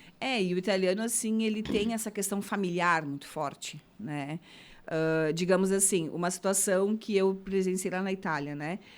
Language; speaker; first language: Portuguese; native; Portuguese